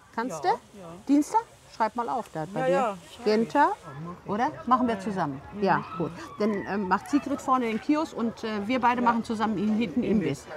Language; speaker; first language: German; native; German